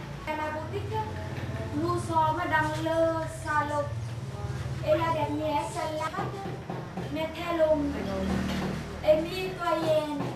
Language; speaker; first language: French; non-native, learner; Vietnamese